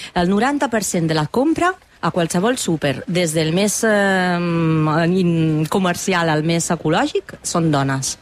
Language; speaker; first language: Catalan; non-native, fluent; Italian